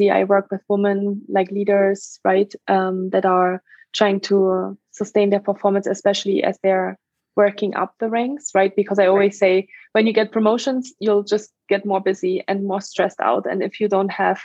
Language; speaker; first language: English; non-native, fluent; German